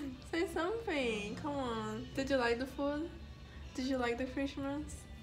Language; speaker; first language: English; non-native, learner; Portuguese